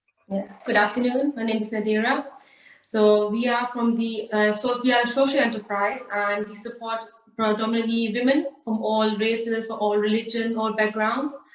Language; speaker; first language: English; early bilingual, other home language; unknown